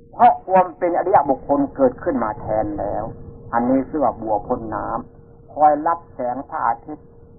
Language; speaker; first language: Thai; non-native, local second language; Northeastern Thai